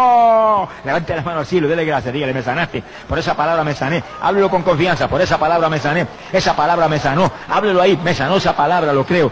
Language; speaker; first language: Spanish; native; Spanish